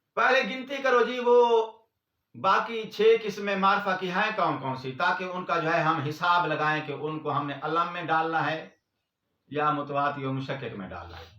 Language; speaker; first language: Urdu; non-native, local second language; Punjabi